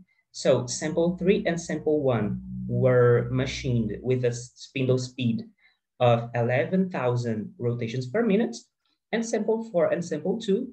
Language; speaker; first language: English; non-native, fluent; Portuguese